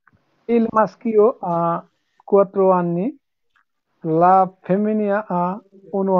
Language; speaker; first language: Italian; non-native, learner; Bangla